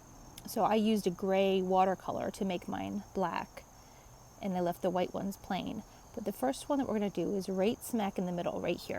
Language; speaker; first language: English; native; English